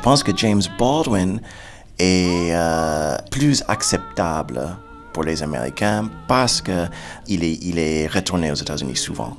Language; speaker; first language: French; non-native, fluent; English